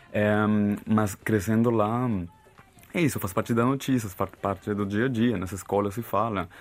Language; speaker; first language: Portuguese; non-native, fluent; Spanish